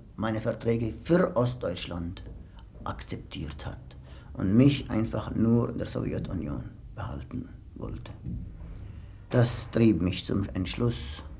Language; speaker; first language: German; non-native, fluent; Armenian